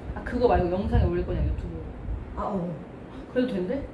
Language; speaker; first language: Korean; native; Korean